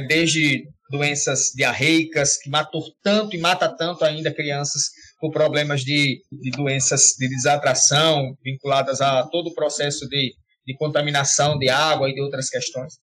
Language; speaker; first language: Portuguese; native; Portuguese